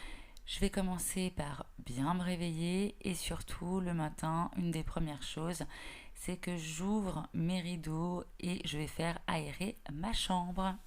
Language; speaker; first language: French; native; French